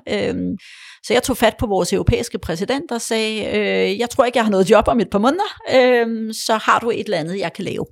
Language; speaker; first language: Danish; early bilingual, other home language; Polish